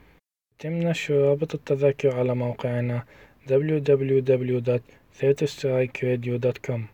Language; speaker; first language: Arabic; native; Arabic